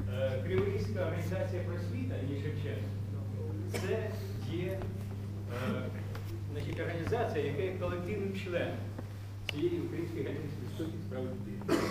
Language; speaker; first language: Ukrainian; native; Ukrainian